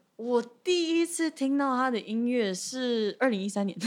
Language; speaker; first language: Chinese; non-native, local second language; Min Nan Chinese